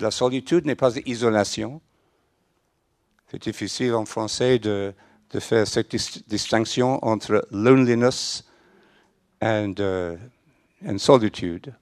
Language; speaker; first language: French; non-native, fluent; English